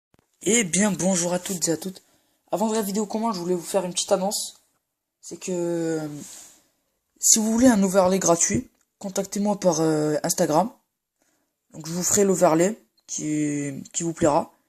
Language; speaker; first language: French; native; French